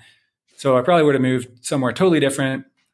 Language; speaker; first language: English; native; English